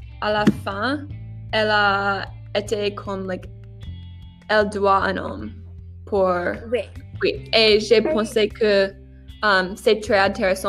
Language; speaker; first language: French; non-native, learner; English